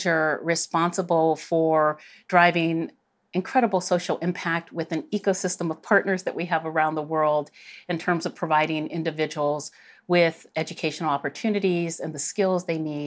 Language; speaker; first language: English; native; English